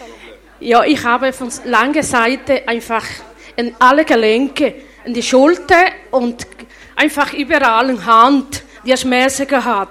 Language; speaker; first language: German; non-native, learner; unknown